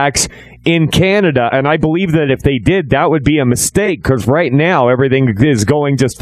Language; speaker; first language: English; native; English